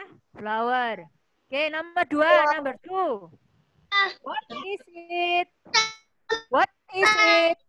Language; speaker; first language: English; non-native, fluent; Indonesian